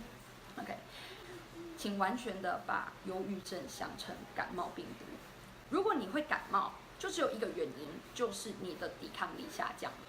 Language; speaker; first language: Chinese; native; Chinese